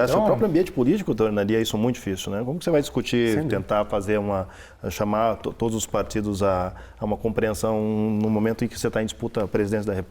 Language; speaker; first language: Portuguese; native; Portuguese